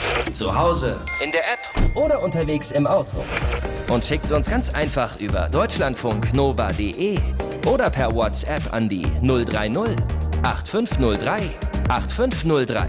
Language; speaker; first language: German; native; German